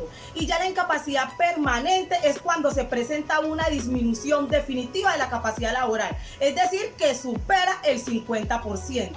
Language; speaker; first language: Spanish; native; Spanish